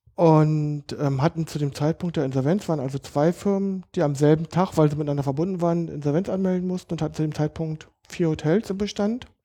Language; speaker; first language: German; native; German